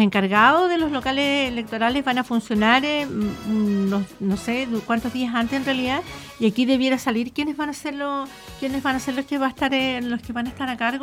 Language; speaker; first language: Spanish; native; Spanish